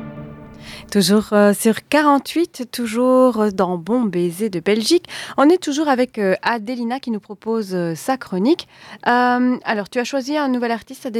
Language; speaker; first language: French; native; French